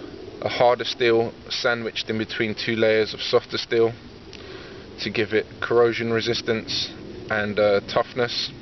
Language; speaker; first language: English; native; English